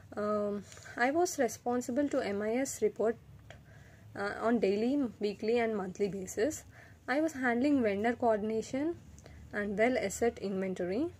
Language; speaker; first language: English; non-native, local second language; Telugu